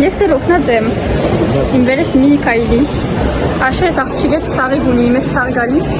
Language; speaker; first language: Armenian; early bilingual, heritage; Armenian